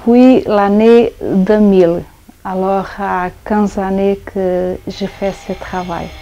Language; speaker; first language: French; non-native, fluent; Portuguese